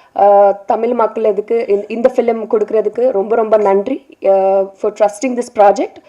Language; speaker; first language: Tamil; non-native, learner; Telugu